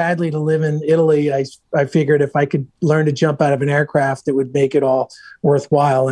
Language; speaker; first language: English; native; English